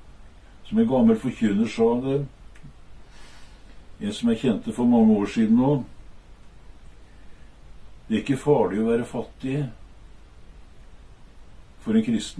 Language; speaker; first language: Norwegian; native; Norwegian